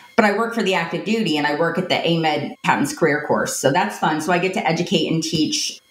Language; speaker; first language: English; native; English